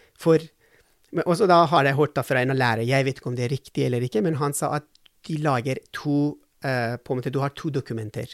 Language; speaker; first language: Norwegian; non-native, fluent; Persian